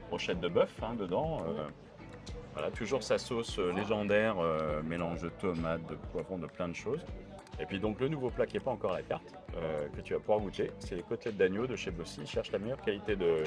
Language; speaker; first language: French; native; French